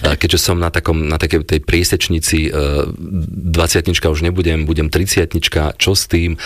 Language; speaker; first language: Slovak; native; Slovak